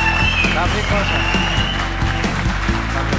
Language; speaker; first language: Persian; native; Persian